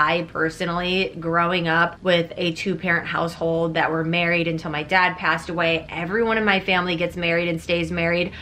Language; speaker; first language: English; native; English